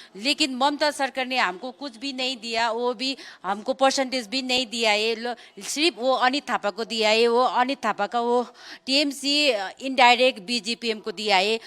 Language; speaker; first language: Hindi; non-native, local second language; Nepali